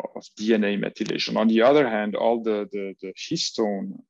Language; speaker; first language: English; non-native, fluent; French